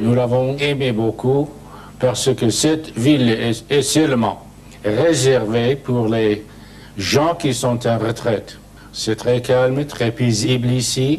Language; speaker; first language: French; non-native, fluent; English